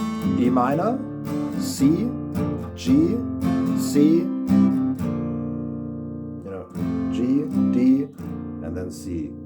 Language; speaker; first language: English; non-native, fluent; German